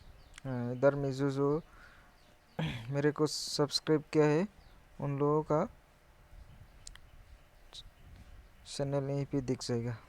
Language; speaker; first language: Hindi; non-native, local second language; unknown